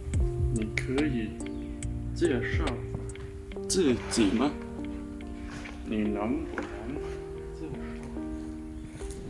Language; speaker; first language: Chinese; non-native, learner; German